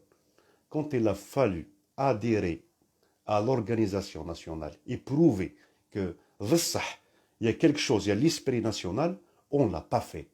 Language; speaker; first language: French; non-native, local second language; Kabyle